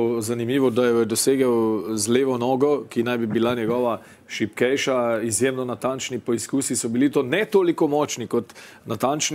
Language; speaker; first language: Slovenian; native; Slovenian